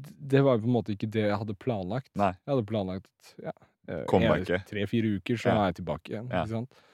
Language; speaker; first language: Norwegian; early bilingual, other home language; Riffian